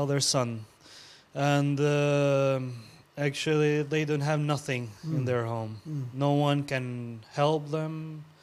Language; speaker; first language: English; non-native, learner; Albanian